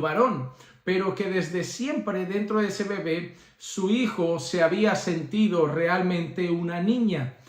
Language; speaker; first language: Spanish; native; Spanish